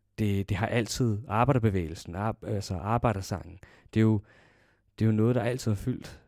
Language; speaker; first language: Danish; early bilingual, other home language; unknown